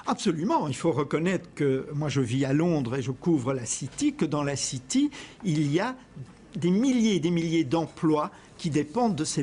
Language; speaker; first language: French; native; French